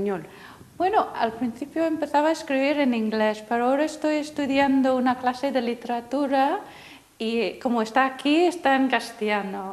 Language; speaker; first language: Spanish; non-native, fluent; English